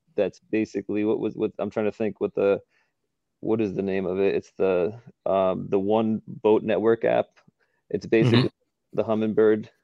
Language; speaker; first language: English; native; English